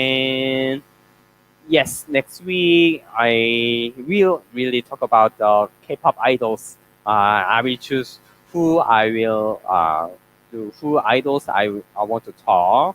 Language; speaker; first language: English; non-native, learner; Korean